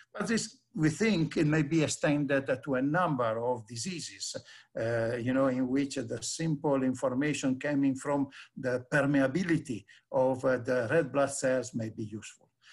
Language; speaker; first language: English; non-native, fluent; Italian